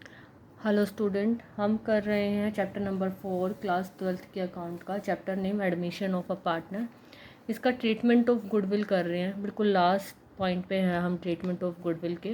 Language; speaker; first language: Hindi; native; Hindi